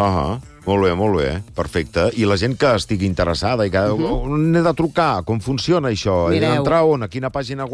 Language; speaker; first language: Catalan; native; Catalan